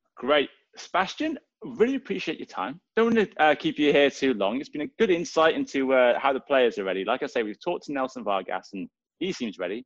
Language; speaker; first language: English; native; English